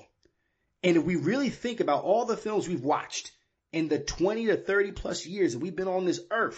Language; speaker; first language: English; native; English